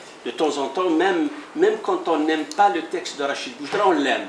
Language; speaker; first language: French; non-native, local second language; Arabic